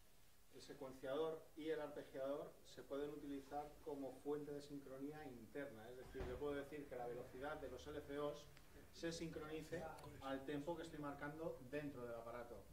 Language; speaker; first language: Spanish; native; Spanish